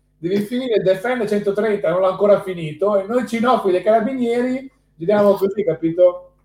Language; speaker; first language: Italian; native; Italian